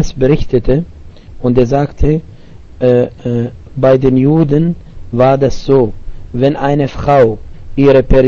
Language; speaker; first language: German; non-native, learner; Arabic